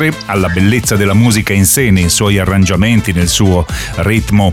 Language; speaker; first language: Italian; native; Italian